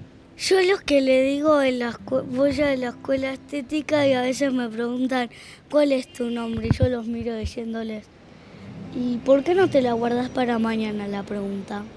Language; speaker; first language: Spanish; native; Spanish